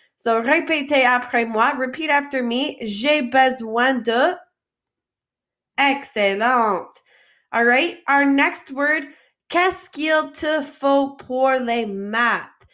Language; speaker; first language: French; non-native, fluent; English